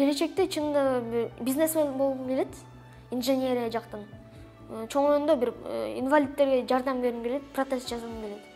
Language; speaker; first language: Kyrgyz; non-native, local second language; Russian